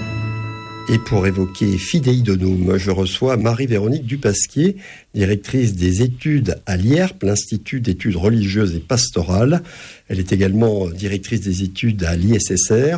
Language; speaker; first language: French; native; French